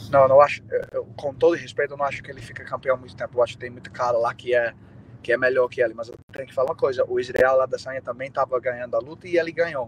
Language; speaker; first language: Portuguese; non-native, fluent; English